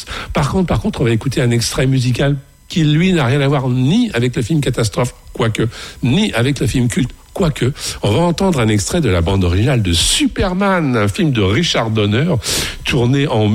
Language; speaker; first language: French; native; French